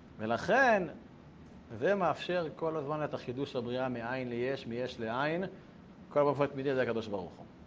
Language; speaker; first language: Hebrew; native; Hebrew